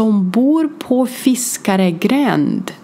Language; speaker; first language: Swedish; non-native, fluent; Ukrainian